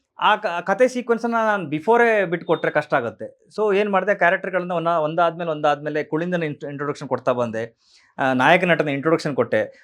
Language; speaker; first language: Kannada; native; Kannada